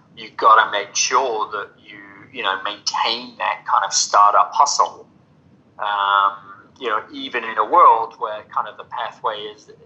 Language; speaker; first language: English; native; English